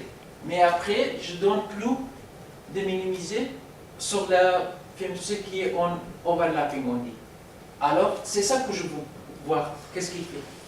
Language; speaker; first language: French; non-native, learner; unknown